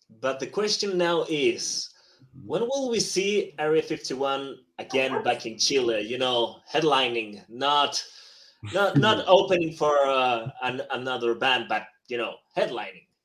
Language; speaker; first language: English; non-native, fluent; Spanish